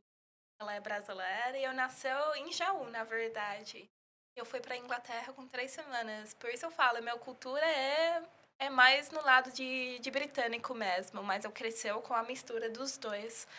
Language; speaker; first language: Portuguese; early bilingual, heritage; English